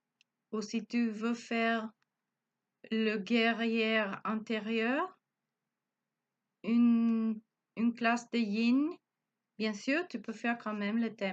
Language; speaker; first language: French; non-native, learner; Spanish